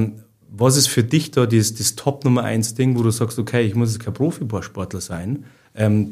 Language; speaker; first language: German; native; German